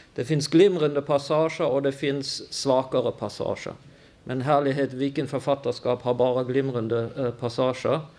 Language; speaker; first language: Norwegian; non-native, fluent; German